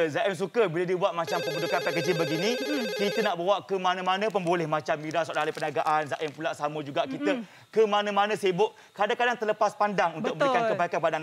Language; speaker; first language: Malay; native; Malay